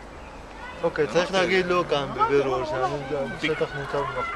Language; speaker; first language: Hebrew; native; Hebrew